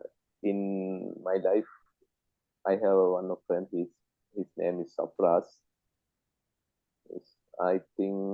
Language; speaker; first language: English; non-native, learner; Tamil